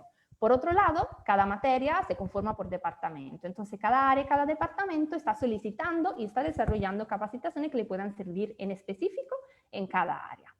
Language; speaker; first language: Spanish; native; Spanish